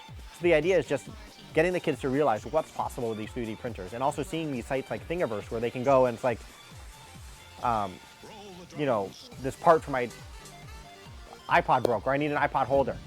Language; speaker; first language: English; native; English